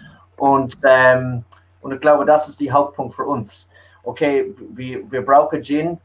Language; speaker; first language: German; early bilingual, heritage; English